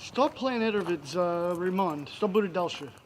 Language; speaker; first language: Russian; non-native, learner; English